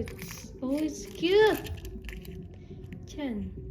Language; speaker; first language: English; non-native, learner; Indonesian